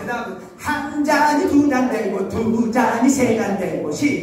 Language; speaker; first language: Korean; native; Korean